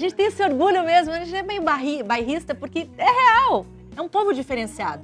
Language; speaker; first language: Portuguese; native; Portuguese